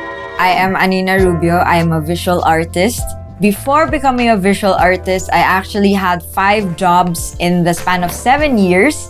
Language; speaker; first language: English; non-native, local second language; Filipino